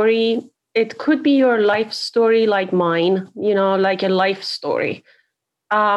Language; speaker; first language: English; non-native, fluent; Persian